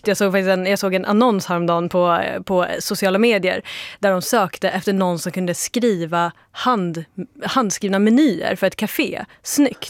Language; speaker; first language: Swedish; native; Swedish